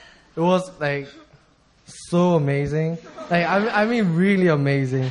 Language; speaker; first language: English; native; English